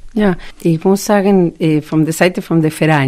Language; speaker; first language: German; non-native, fluent; Spanish